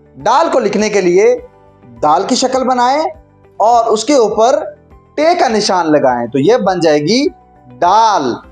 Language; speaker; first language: Urdu; native; Urdu